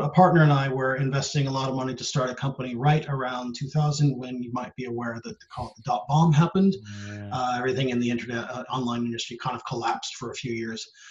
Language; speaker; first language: English; native; English